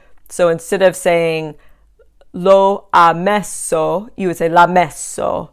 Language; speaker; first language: Italian; non-native, fluent; English